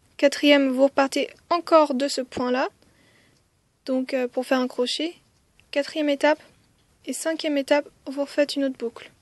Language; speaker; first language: French; early bilingual, other home language; Khmer